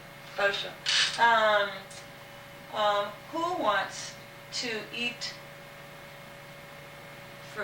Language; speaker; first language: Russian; non-native, fluent; English